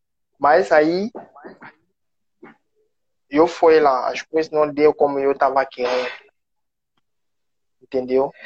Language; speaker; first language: Portuguese; non-native, learner; French